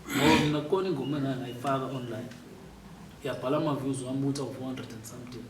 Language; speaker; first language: Zulu; native; Zulu